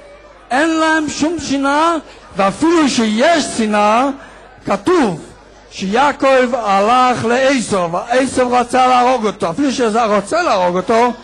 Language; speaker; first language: Hebrew; non-native, fluent; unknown